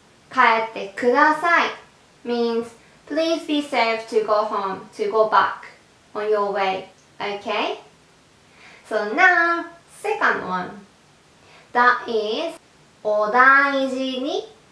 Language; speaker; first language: English; non-native, fluent; Japanese